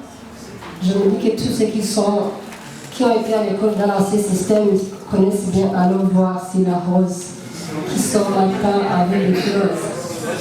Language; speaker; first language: French; non-native, local second language; Rundi